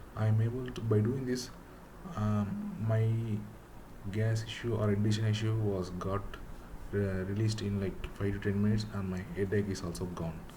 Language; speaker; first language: English; non-native, local second language; Tamil